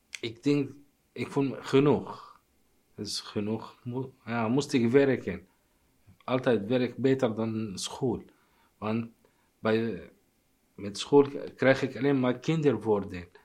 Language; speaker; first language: Dutch; non-native, learner; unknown